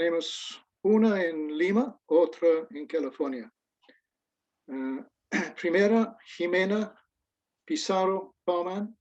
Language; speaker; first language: Spanish; non-native, fluent; English